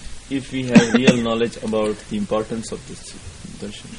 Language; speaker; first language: English; non-native, local second language; Punjabi